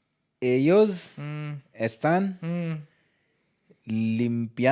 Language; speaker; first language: Spanish; non-native, learner; Hindi